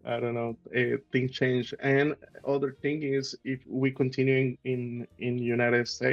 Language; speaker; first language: English; non-native, learner; Spanish